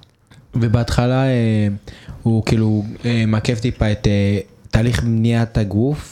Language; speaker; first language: Hebrew; native; Hebrew